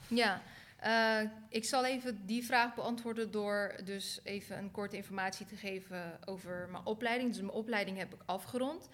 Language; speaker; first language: Dutch; early bilingual, other home language; Turkish